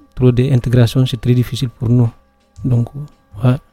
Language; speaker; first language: French; non-native, local second language; Fula